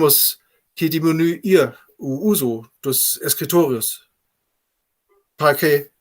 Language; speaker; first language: Portuguese; non-native, fluent; German